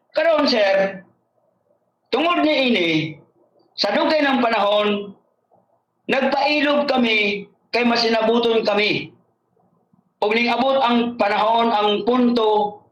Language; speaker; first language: Cebuano; non-native, local second language; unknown